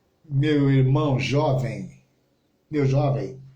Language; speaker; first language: Portuguese; native; Portuguese